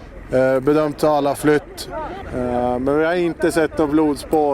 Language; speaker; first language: Swedish; native; Swedish